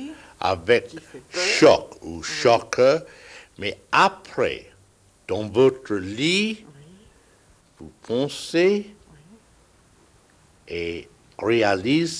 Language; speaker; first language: French; non-native, learner; English